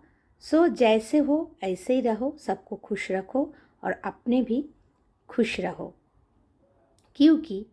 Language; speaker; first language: Hindi; non-native, local second language; Bangla